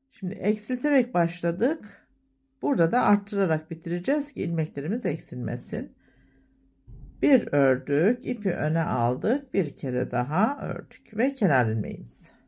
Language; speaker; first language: Turkish; native; Turkish